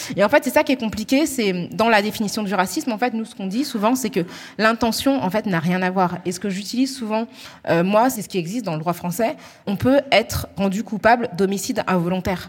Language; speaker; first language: French; native; French